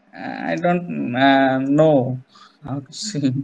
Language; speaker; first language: English; non-native, learner; Bangla